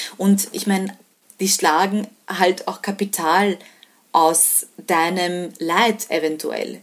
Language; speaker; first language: German; early bilingual, other home language; Serbian